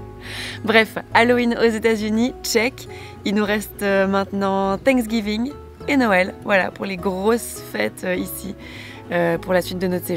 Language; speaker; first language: French; native; French